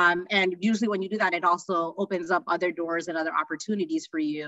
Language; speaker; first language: English; native; English